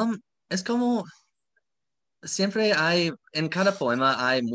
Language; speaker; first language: Spanish; non-native, fluent; English